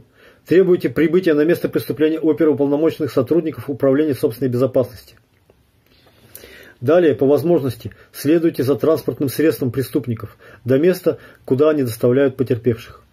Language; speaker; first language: Russian; native; Russian